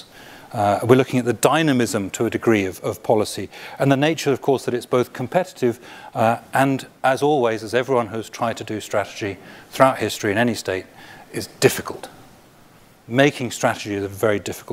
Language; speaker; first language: English; native; English